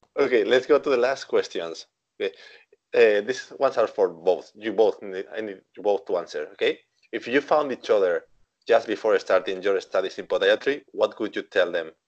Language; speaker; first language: English; non-native, fluent; Spanish